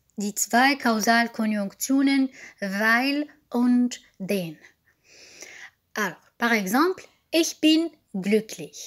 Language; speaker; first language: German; non-native, fluent; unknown